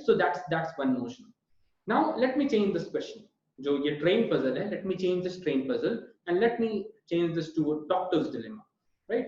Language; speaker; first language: English; non-native, local second language; Hindi